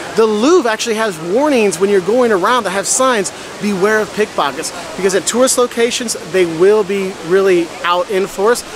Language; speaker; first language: English; native; English